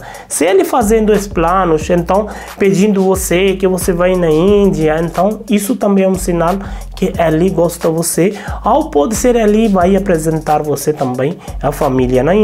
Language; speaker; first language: Portuguese; non-native, learner; Hindi